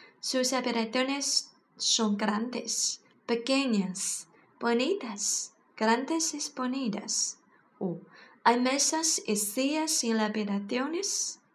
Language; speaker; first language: Spanish; non-native, learner; Chinese